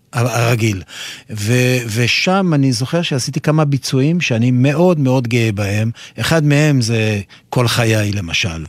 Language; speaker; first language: Hebrew; non-native, fluent; French